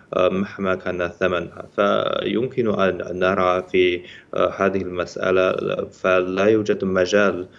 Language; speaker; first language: Arabic; non-native, fluent; Chinese